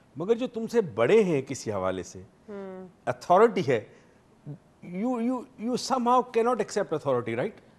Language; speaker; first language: Urdu; native; Urdu